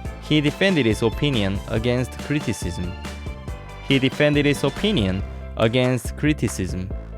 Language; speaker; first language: English; non-native, fluent; Korean